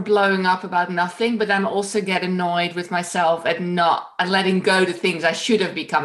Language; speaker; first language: English; non-native, fluent; Dutch